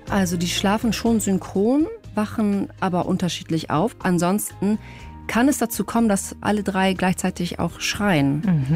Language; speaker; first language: German; native; German